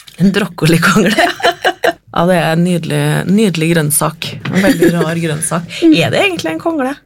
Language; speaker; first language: Norwegian; native; Norwegian